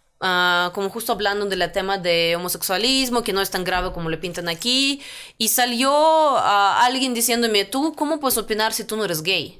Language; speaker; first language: Spanish; non-native, fluent; Russian